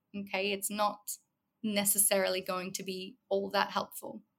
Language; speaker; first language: English; native; English